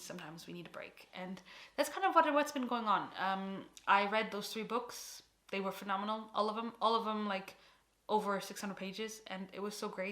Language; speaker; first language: English; non-native, fluent; Portuguese